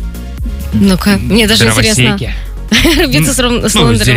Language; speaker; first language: Russian; native; Russian